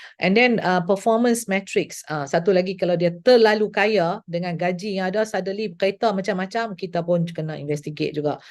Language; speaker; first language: Malay; native; Malay